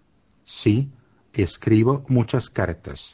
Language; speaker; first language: Spanish; non-native, fluent; Finnish